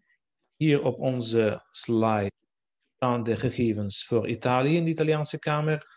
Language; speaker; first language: Dutch; non-native, fluent; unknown